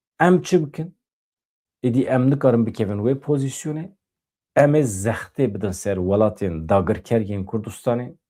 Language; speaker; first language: Kurdish; native; Kurdish